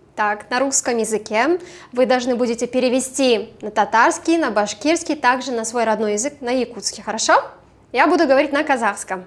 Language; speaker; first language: Russian; non-native, local second language; Kazakh